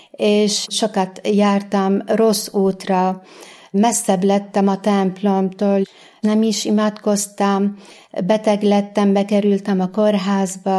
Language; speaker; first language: Hungarian; non-native, fluent; Arabic